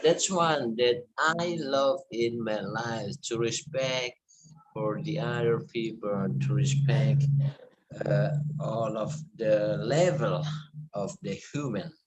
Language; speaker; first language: English; non-native, learner; Indonesian